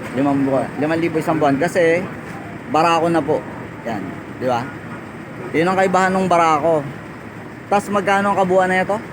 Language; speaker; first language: Filipino; native; Filipino